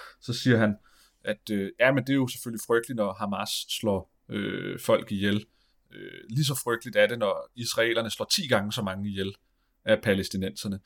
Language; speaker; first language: Danish; native; Danish